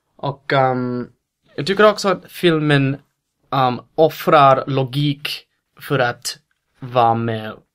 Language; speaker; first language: Swedish; non-native, fluent; English